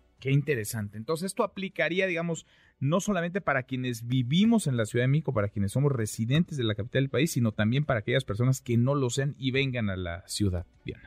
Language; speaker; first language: Spanish; native; Spanish